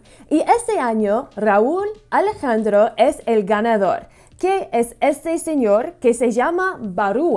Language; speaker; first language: Spanish; non-native, fluent; English